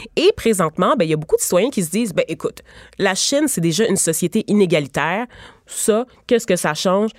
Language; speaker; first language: French; native; French